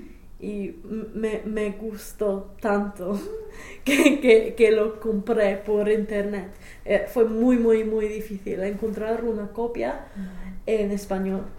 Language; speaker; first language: Spanish; non-native, fluent; English